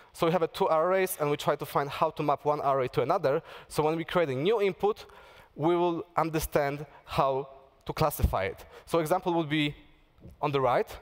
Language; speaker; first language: English; non-native, fluent; Polish